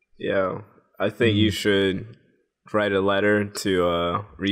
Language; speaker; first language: English; native; English